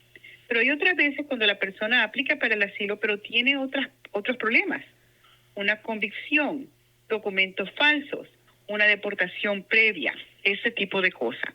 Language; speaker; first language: Spanish; non-native, local second language; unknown